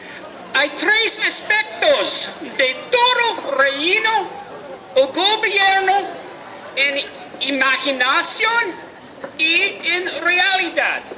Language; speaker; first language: Spanish; non-native, learner; English